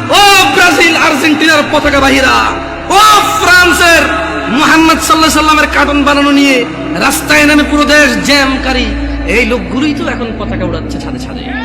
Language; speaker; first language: Bangla; early bilingual, heritage; Bangla